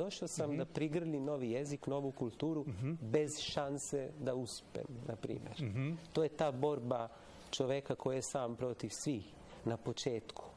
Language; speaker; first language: Serbian; non-native, fluent; Italian